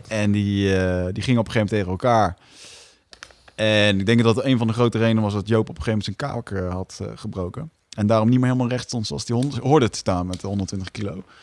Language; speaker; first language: Dutch; native; Dutch